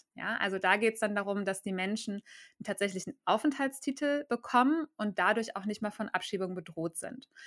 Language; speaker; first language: German; native; German